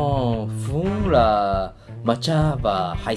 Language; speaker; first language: Vietnamese; non-native, learner; Japanese